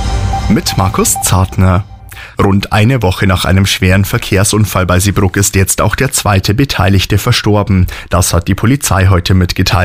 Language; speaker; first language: German; native; German